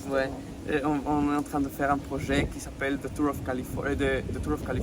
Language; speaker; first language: French; non-native, fluent; Spanish